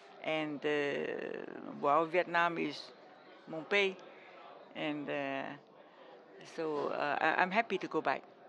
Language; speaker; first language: English; non-native, fluent; Vietnamese